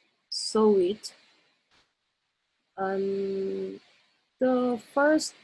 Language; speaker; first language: English; non-native, learner; Korean